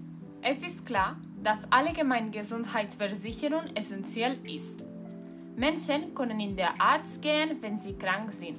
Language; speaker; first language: German; non-native, learner; Spanish